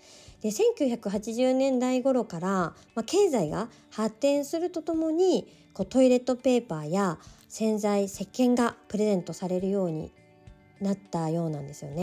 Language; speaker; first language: Japanese; native; Japanese